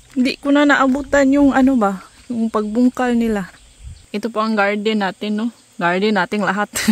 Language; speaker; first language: Filipino; non-native, local second language; Cebuano